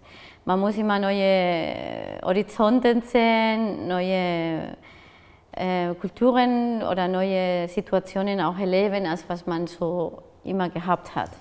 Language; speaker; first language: German; non-native, fluent; Spanish